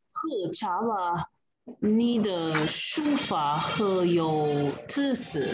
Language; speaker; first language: Chinese; non-native, learner; English